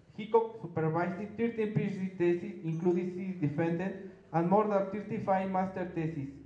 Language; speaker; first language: English; non-native, fluent; Spanish